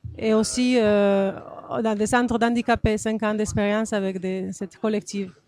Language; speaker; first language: French; non-native, fluent; Spanish